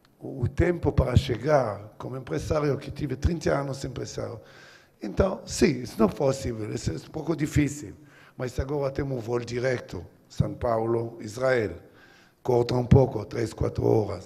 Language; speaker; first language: Portuguese; non-native, learner; Hebrew